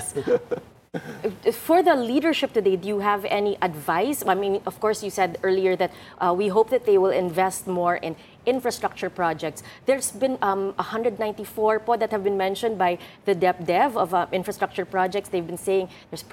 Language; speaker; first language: English; non-native, local second language; Filipino